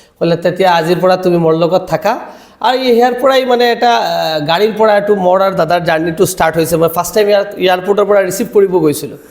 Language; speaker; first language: Assamese; non-native, local second language; Bangla